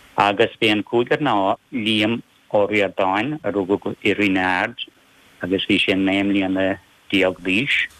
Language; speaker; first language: Irish; native; Irish